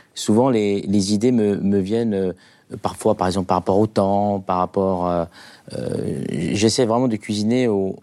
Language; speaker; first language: French; non-native, local second language; Arabic